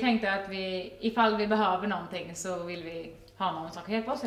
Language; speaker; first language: Swedish; native; Swedish